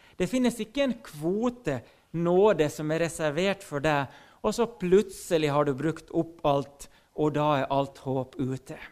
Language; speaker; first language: Norwegian; non-native, fluent; Finnish